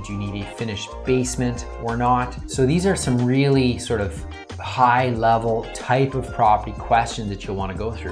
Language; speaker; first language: English; native; English